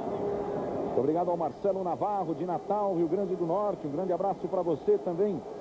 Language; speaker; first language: Portuguese; native; Portuguese